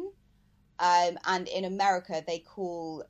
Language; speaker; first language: English; native; English